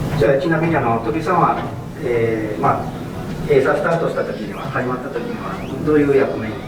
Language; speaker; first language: Japanese; early bilingual, heritage; Spanish